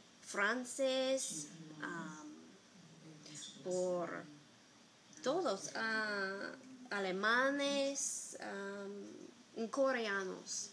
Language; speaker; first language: Spanish; non-native, learner; English